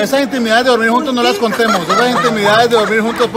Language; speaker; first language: Spanish; native; Spanish